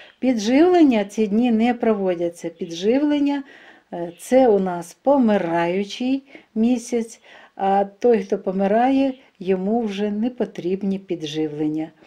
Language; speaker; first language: Ukrainian; non-native, local second language; Russian